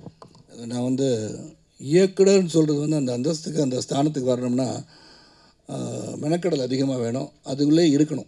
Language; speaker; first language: Tamil; native; Tamil